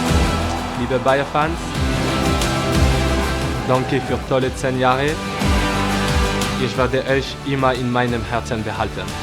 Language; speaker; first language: German; non-native, learner; French